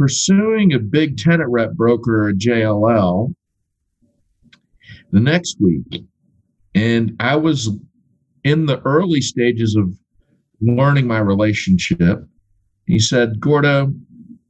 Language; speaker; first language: English; native; English